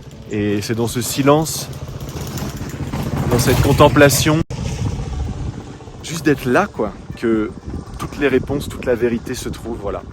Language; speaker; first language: French; native; French